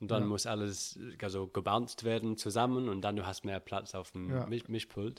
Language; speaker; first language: German; non-native, learner; English